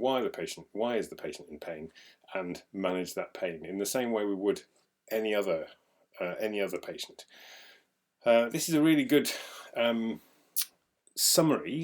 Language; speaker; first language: English; native; English